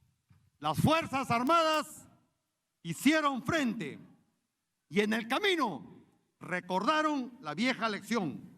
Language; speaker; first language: Spanish; native; Spanish